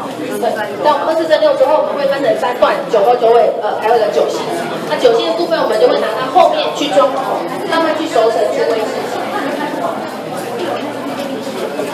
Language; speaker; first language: Chinese; native; Chinese